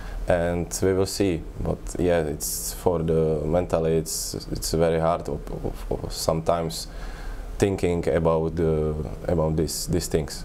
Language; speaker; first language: English; non-native, learner; Czech